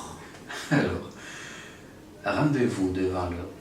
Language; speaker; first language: French; non-native, learner; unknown